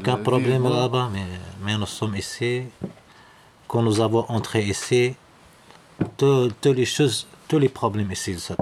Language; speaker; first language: French; non-native, learner; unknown